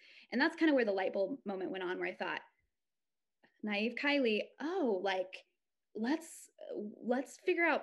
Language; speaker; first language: English; native; English